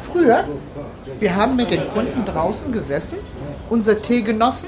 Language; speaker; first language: German; early bilingual, other home language; Turkish